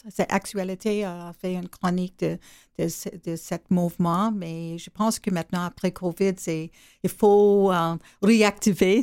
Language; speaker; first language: French; non-native, learner; English